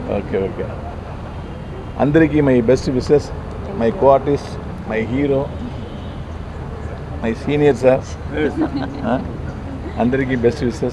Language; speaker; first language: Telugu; non-native, learner; Tamil